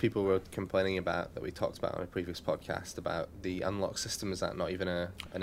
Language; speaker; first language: English; native; English